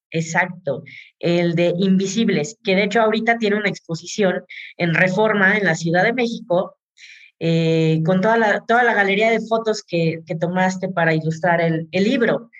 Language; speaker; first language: Spanish; native; Spanish